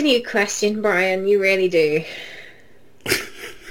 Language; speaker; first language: English; native; English